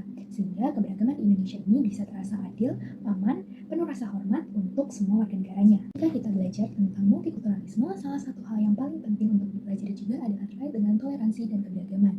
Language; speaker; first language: Indonesian; native; Indonesian